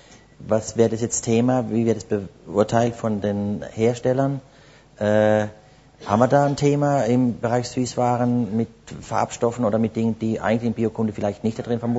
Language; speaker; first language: German; native; German